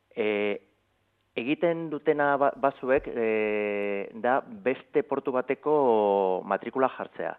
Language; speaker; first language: Basque; non-native, local second language; Spanish